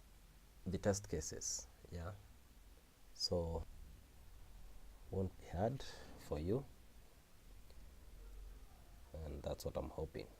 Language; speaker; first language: English; non-native, local second language; Swahili